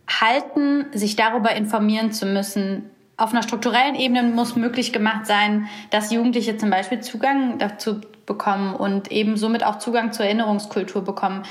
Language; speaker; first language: German; native; German